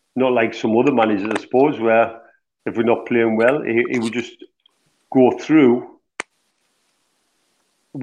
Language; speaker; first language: English; native; English